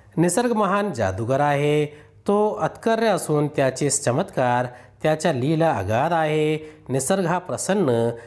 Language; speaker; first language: Marathi; non-native, local second language; Urdu